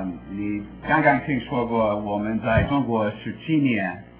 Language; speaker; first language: Chinese; non-native, learner; English